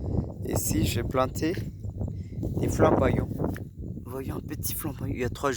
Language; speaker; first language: French; non-native, fluent; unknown